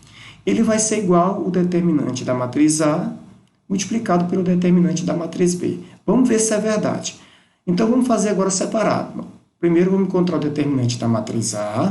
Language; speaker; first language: Portuguese; native; Portuguese